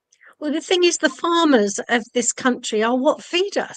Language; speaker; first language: English; native; English